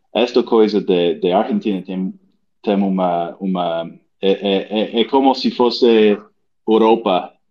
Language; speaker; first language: Portuguese; non-native, learner; English